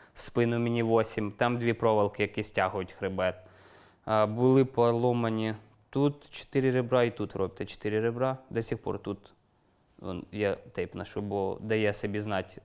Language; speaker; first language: Ukrainian; non-native, local second language; Russian